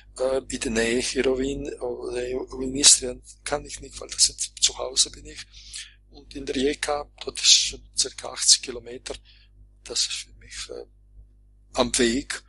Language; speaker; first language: German; non-native, fluent; Croatian